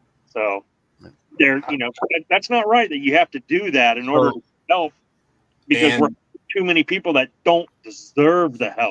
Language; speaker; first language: English; native; English